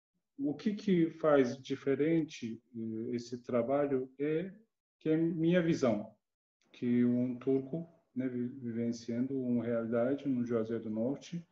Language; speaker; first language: Portuguese; non-native, learner; Turkish